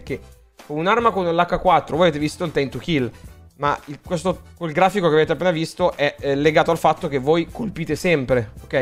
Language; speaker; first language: Italian; native; Italian